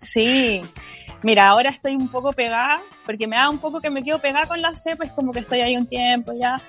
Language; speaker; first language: Spanish; native; Spanish